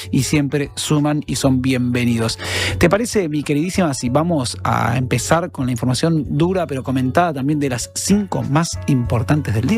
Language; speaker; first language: Spanish; native; Spanish